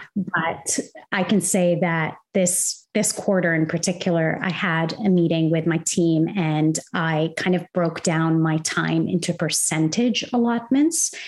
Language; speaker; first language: English; non-native, fluent; Arabic